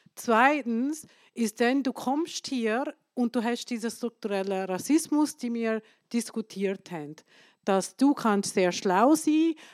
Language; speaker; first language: German; non-native, fluent; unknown